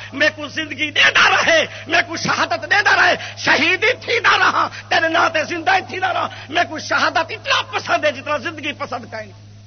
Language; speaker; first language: Urdu; native; Urdu